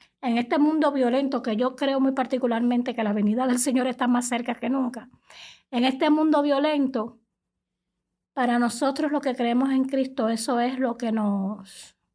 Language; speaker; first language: Spanish; native; Spanish